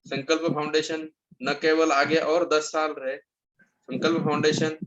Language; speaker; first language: Hindi; non-native, local second language; Marathi